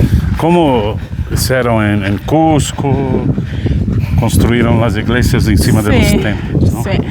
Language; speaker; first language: Spanish; non-native, learner; Portuguese